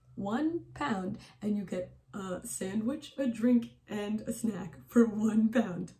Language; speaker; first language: English; native; English